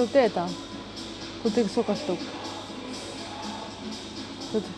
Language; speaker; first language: Russian; non-native, local second language; Ukrainian